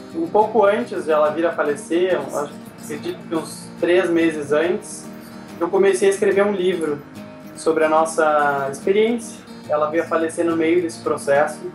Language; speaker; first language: Portuguese; native; Portuguese